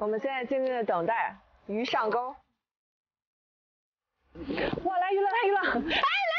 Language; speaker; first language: Chinese; native; Chinese